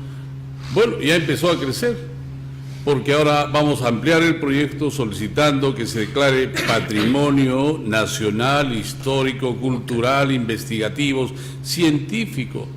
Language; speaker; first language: Spanish; native; Spanish